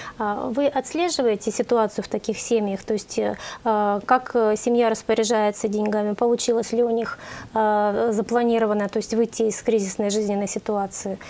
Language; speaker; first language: Russian; native; Russian